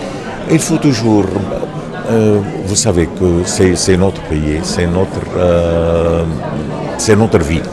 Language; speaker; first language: French; non-native, local second language; Arabic